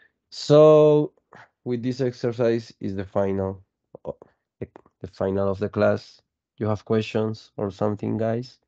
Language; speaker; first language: English; non-native, fluent; Spanish